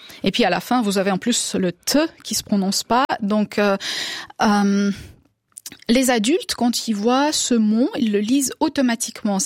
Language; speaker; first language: French; non-native, fluent; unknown